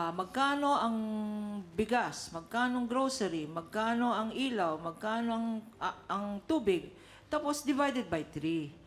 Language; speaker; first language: Filipino; native; Filipino